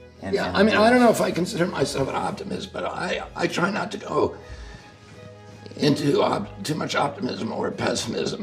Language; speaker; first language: English; native; English